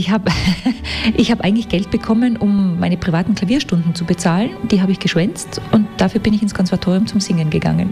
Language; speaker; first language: German; native; German